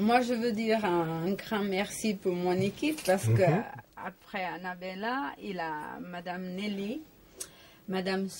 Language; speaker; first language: French; non-native, learner; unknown